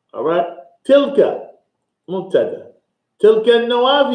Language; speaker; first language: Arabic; non-native, fluent; English